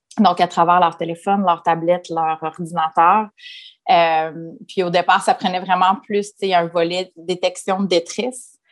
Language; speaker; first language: French; native; French